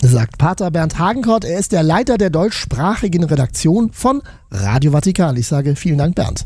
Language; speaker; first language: German; native; German